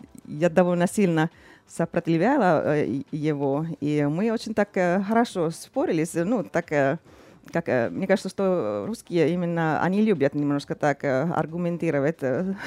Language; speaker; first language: Russian; non-native, fluent; Finnish